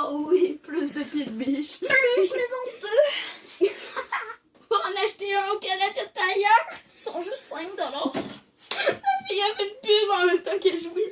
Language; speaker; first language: French; native; French